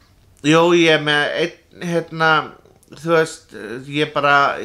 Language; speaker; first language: Icelandic; non-native, fluent; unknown